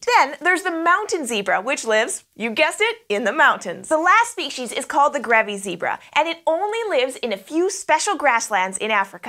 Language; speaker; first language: English; native; English